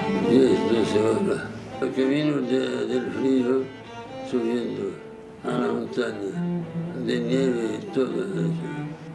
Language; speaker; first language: Spanish; non-native, learner; Arabic